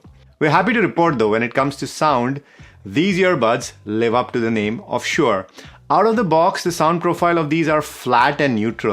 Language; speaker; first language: English; non-native, fluent; Dutch